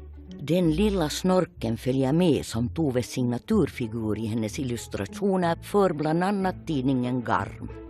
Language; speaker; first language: Swedish; native; Swedish